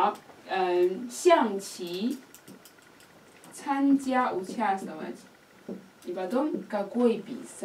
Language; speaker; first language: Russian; non-native, learner; Chinese